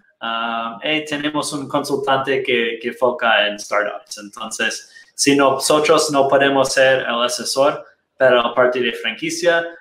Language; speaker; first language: Spanish; non-native, fluent; Portuguese